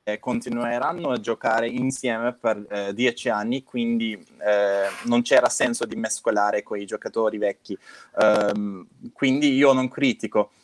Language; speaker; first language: Italian; non-native, fluent; Turkish